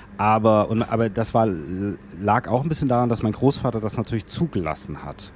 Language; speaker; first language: German; native; German